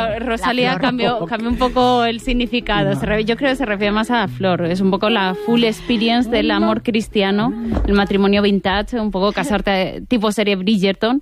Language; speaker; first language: Spanish; native; Spanish